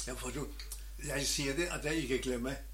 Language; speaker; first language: Danish; non-native, learner; German